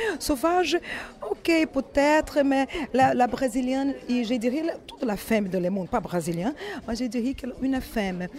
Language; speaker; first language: French; non-native, learner; Portuguese